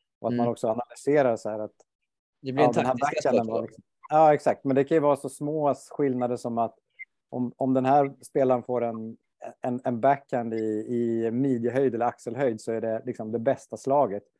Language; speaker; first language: Swedish; native; Swedish